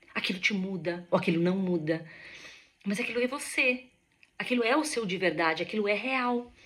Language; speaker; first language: Portuguese; native; Portuguese